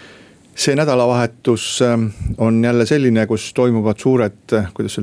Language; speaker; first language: Estonian; native; Estonian